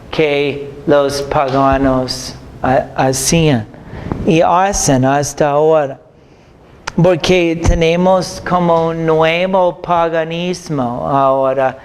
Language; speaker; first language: Spanish; non-native, fluent; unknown